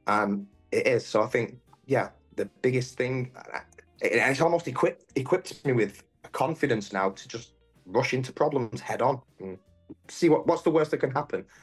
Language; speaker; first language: English; native; English